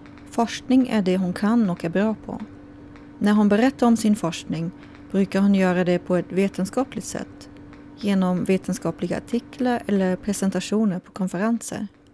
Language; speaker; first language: Swedish; native; Swedish